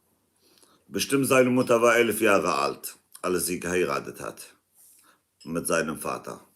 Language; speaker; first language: German; non-native, fluent; Kurdish